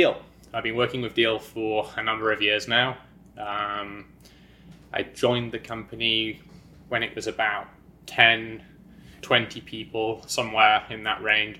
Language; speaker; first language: English; native; English